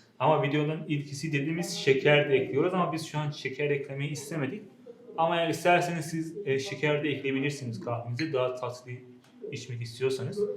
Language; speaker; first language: Turkish; non-native, fluent; Persian